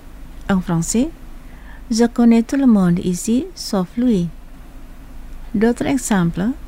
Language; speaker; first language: French; non-native, fluent; Indonesian